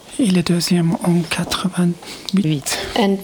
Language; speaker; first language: French; non-native, fluent; English